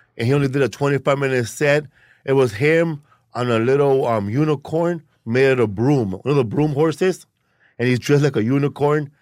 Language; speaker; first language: English; early bilingual, other home language; Spanish